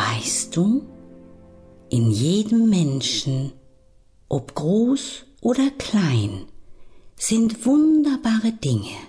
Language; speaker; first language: German; native; German